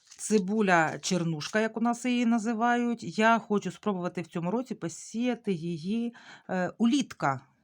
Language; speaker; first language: Ukrainian; native; Ukrainian